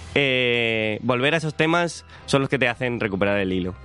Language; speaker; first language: Spanish; native; Spanish